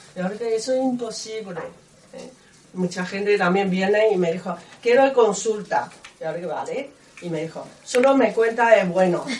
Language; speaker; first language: Spanish; non-native, learner; Chinese